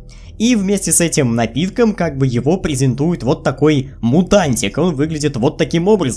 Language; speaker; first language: Russian; native; Russian